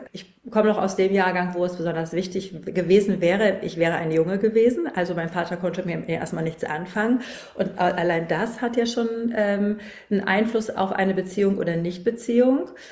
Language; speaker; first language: German; native; German